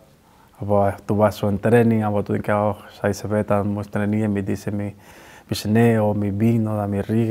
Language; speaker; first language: German; non-native, learner; Spanish